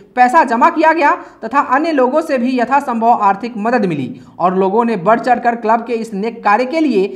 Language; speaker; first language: Hindi; native; Hindi